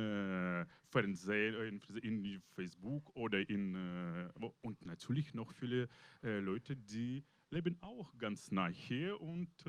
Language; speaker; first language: German; non-native, learner; Russian